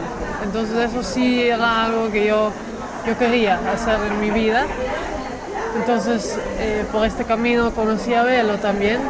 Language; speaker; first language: Spanish; non-native, fluent; Dutch